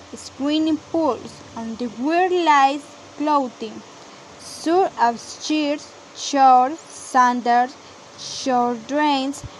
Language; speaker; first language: English; non-native, learner; Spanish